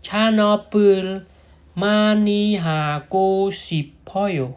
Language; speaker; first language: Korean; non-native, learner; Khmer